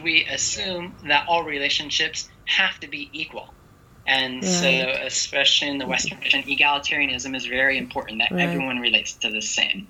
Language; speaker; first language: English; native; English